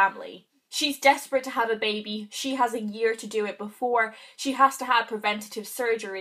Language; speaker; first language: English; native; English